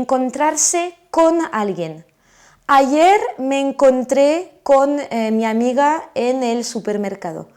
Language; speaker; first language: Spanish; non-native, fluent; French